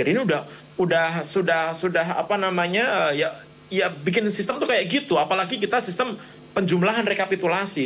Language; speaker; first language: Indonesian; native; Indonesian